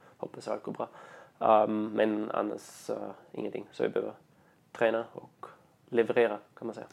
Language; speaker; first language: Swedish; non-native, fluent; German